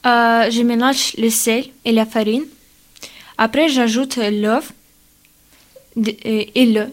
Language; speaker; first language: French; non-native, learner; Ukrainian